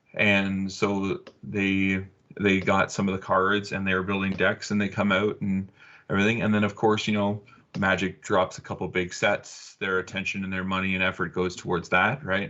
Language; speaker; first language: English; native; English